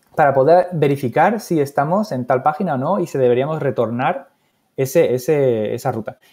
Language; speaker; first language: Spanish; native; Spanish